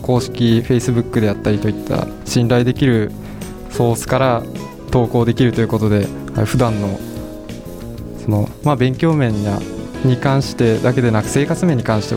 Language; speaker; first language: Japanese; native; Japanese